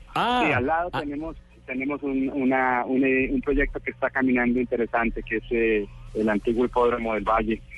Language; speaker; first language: Spanish; native; Spanish